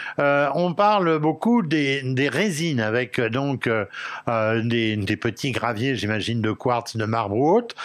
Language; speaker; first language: French; native; French